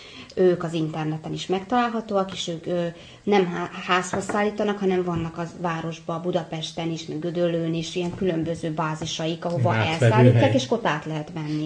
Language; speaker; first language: Hungarian; native; Hungarian